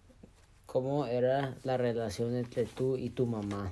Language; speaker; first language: Spanish; early bilingual, heritage; Spanish